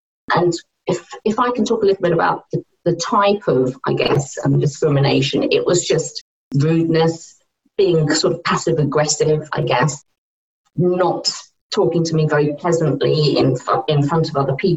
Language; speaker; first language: English; native; English